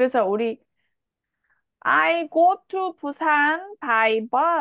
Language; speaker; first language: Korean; native; Korean